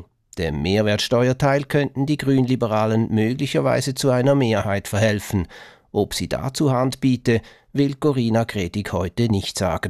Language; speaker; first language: German; native; German